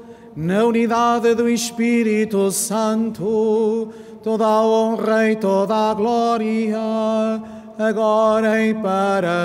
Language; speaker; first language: Portuguese; native; Portuguese